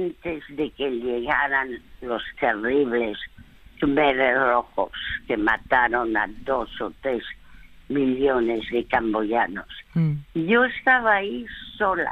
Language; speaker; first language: Spanish; early bilingual, other home language; French